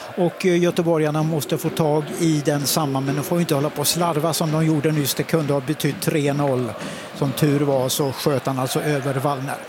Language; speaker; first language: Swedish; native; Swedish